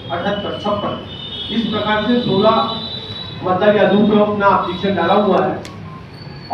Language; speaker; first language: Hindi; non-native, local second language; Marathi